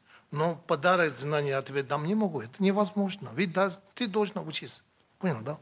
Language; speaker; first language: Russian; non-native, learner; Tibetan